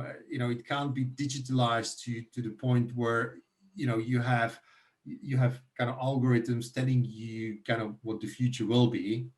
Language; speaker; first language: English; non-native, fluent; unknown